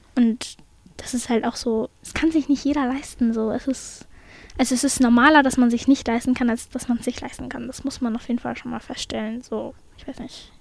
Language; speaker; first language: German; early bilingual, other home language; Persian